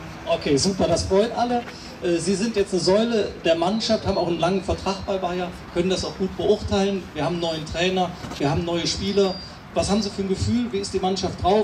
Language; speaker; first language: German; native; German